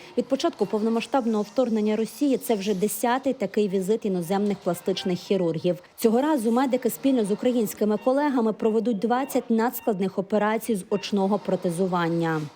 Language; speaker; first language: Ukrainian; native; Ukrainian